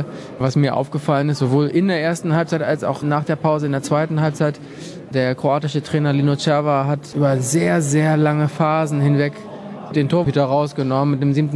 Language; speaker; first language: German; native; German